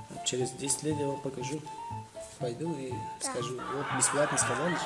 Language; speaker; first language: Russian; non-native, local second language; Tajik